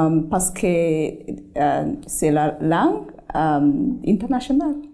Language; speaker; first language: French; non-native, learner; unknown